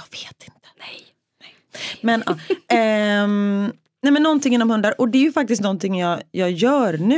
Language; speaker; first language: Swedish; native; Swedish